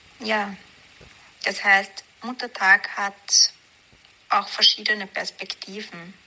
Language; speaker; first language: German; native; German